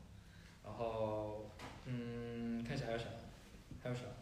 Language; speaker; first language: Chinese; native; Chinese